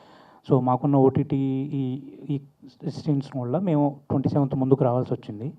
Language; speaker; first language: Telugu; native; Telugu